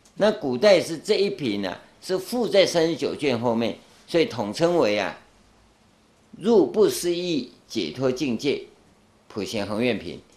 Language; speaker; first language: Chinese; non-native, local second language; Min Nan Chinese